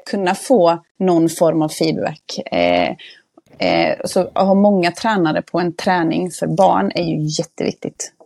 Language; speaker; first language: Swedish; native; Swedish